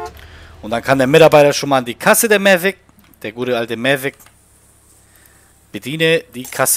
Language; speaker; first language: German; native; German